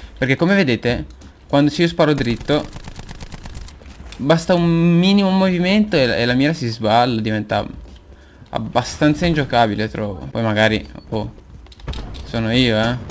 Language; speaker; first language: Italian; native; Italian